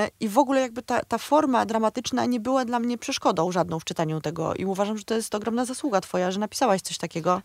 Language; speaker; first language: Polish; native; Polish